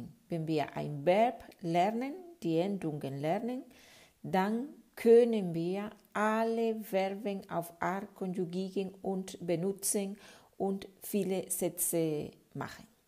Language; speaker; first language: German; non-native, fluent; Spanish